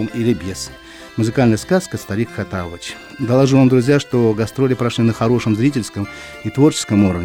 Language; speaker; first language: Russian; native; Russian